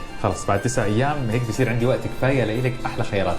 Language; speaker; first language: Arabic; native; Arabic